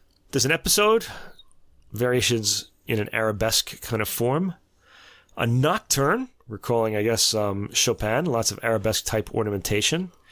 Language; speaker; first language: English; native; English